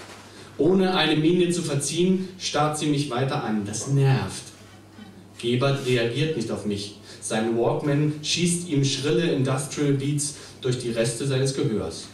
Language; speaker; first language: German; native; German